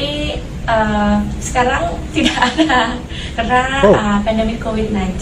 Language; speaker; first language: Indonesian; non-native, learner; Thai